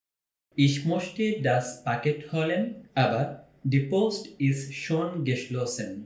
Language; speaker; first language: German; non-native, fluent; Bangla